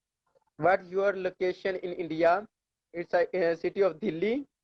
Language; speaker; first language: English; non-native, learner; Urdu